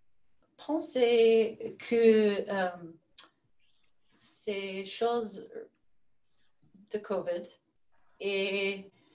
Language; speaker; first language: French; non-native, learner; English